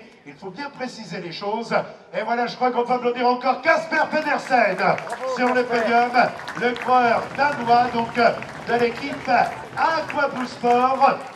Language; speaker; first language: French; native; French